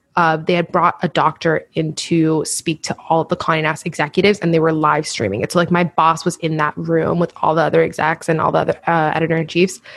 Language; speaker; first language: English; native; English